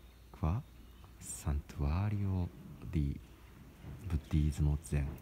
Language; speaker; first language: Italian; non-native, learner; Japanese